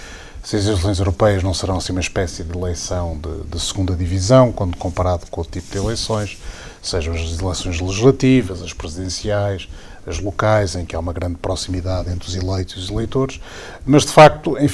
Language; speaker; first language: Portuguese; native; Portuguese